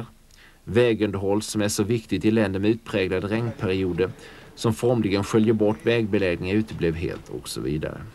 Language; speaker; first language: Swedish; native; Swedish